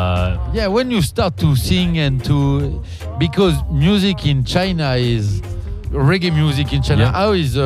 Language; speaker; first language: English; non-native, learner; French